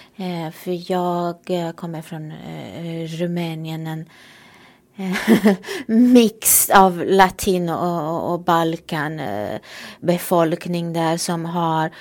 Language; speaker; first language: Swedish; non-native, fluent; Romanian